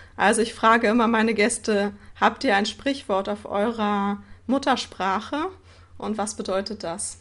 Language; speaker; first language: German; native; German